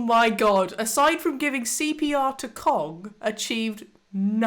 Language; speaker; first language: English; native; English